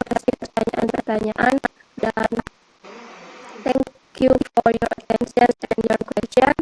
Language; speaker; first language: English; non-native, learner; Indonesian